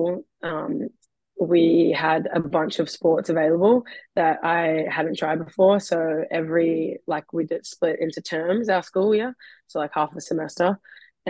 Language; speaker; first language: English; native; English